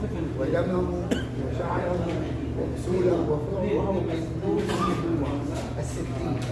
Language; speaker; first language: Arabic; native; Arabic